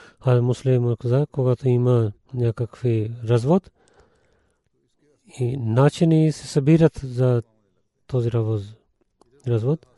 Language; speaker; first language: Bulgarian; non-native, learner; Urdu